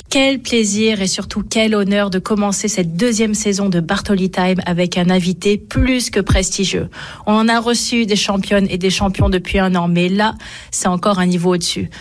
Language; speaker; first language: French; native; French